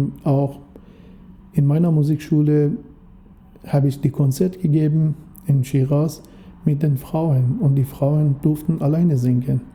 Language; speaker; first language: German; non-native, fluent; Persian